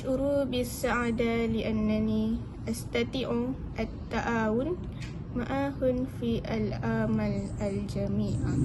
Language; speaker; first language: Arabic; non-native, learner; Malay